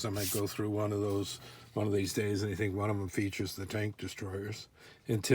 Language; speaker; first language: English; native; English